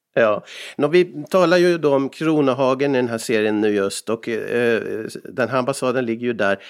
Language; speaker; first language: Swedish; native; Swedish